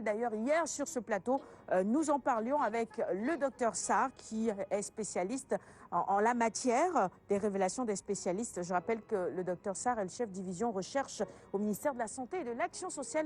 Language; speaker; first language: French; non-native, local second language; Wolof